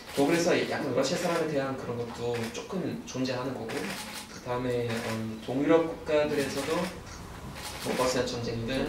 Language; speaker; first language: Korean; non-native, fluent; German